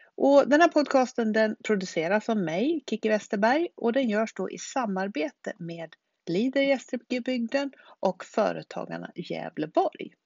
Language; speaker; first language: Swedish; native; Swedish